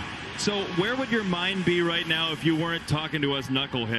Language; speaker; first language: English; native; English